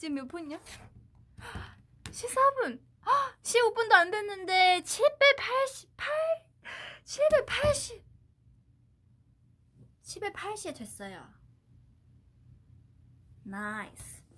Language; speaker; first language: Korean; non-native, fluent; Chinese